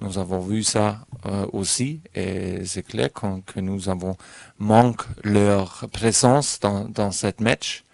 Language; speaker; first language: French; non-native, learner; German